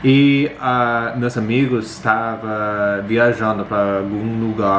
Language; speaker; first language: Portuguese; non-native, learner; English